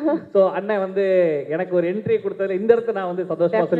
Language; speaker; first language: Tamil; native; Tamil